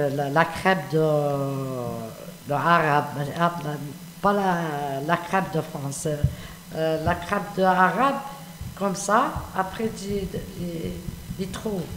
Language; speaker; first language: French; non-native, learner; Arabic